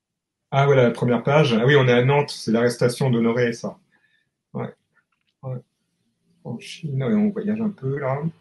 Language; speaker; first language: French; native; French